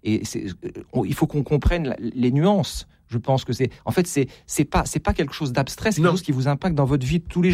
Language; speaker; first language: French; native; French